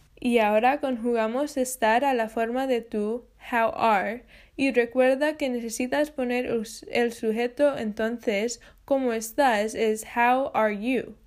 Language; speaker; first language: Spanish; non-native, fluent; English